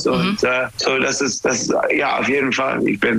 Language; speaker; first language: German; non-native, learner; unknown